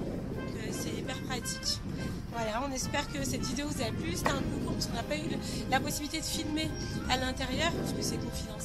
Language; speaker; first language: French; native; French